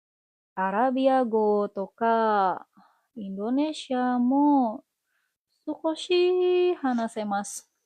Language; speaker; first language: Japanese; non-native, learner; Indonesian